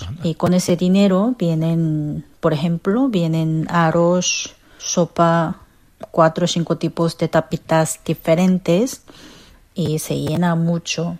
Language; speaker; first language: Spanish; non-native, learner; Korean